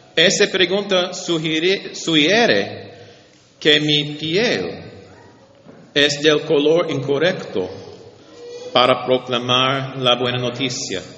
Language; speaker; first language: Spanish; non-native, learner; English